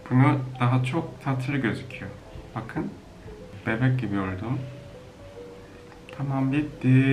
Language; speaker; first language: Turkish; non-native, learner; Korean